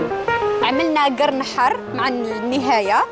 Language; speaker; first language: Arabic; native; Arabic